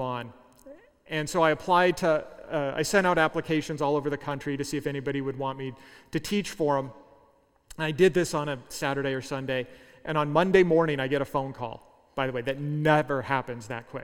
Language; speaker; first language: English; native; English